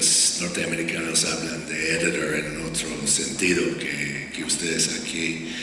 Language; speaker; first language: Spanish; non-native, fluent; English